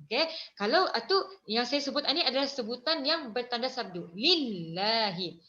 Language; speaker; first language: Malay; native; Malay